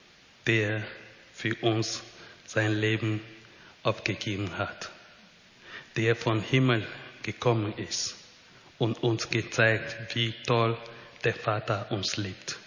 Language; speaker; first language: German; non-native, fluent; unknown